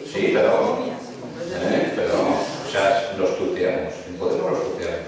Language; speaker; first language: Spanish; native; Spanish